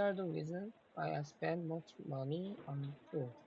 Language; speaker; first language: English; non-native, learner; Korean